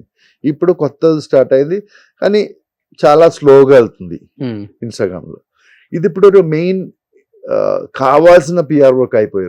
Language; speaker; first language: Telugu; non-native, learner; Malayalam